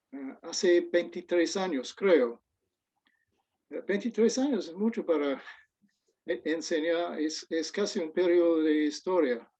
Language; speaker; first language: Spanish; non-native, fluent; English